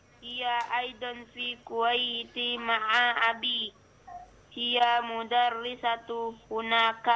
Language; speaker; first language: Arabic; non-native, learner; Indonesian